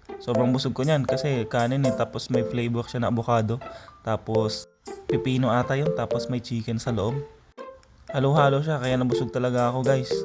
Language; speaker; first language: Filipino; native; Filipino